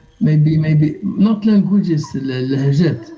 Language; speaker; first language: English; non-native, learner; Arabic